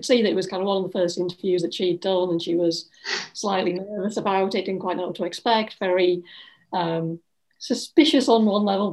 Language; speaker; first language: English; native; English